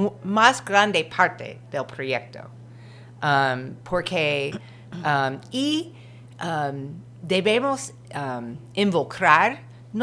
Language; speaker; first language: Spanish; non-native, fluent; English